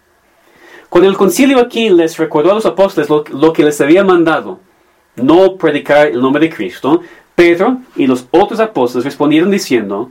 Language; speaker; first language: Spanish; non-native, fluent; English